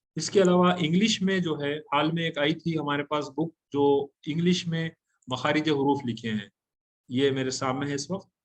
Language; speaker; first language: Urdu; native; Urdu